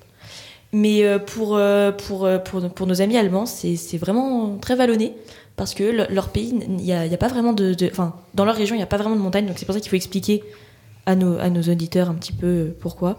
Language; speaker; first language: French; native; French